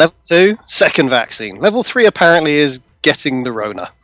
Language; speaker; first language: English; native; English